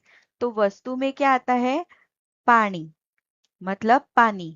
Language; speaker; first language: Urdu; non-native, local second language; Marathi